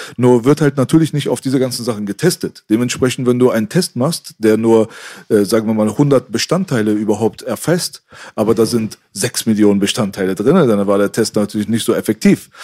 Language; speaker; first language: German; native; German